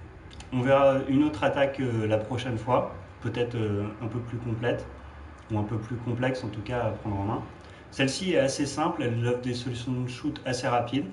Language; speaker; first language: French; native; French